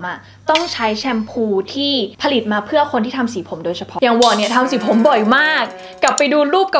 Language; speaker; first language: Thai; native; Thai